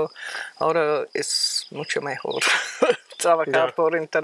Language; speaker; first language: Spanish; non-native, fluent; English